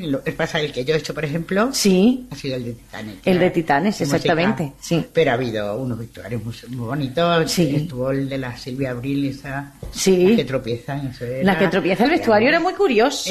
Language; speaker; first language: Spanish; native; Spanish